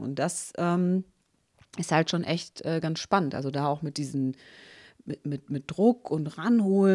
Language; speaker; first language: German; native; German